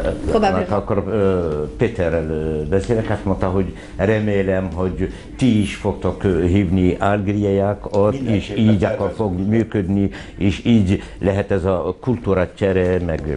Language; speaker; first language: Hungarian; non-native, fluent; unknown